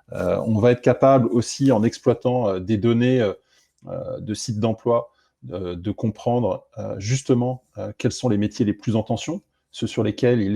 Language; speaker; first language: French; native; French